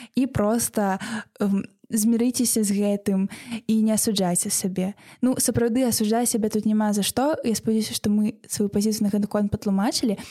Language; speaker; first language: Belarusian; non-native, local second language; Russian